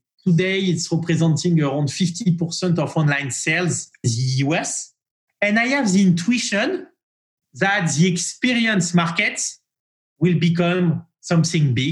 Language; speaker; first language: English; non-native, fluent; French